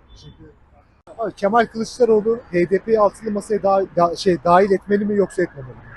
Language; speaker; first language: Turkish; native; Turkish